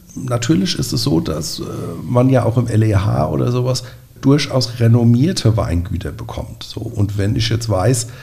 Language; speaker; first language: German; native; German